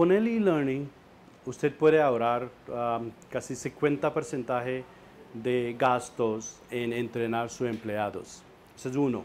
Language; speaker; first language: Spanish; non-native, learner; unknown